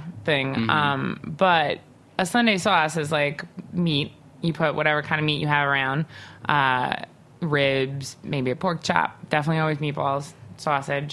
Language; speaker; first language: English; native; English